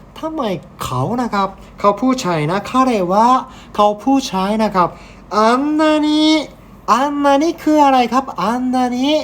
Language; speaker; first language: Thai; non-native, learner; Japanese